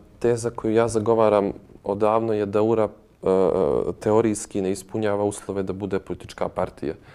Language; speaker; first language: Bosnian; native; Bosnian